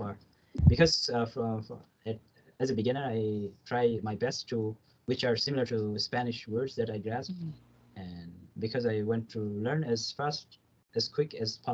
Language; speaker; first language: English; non-native, fluent; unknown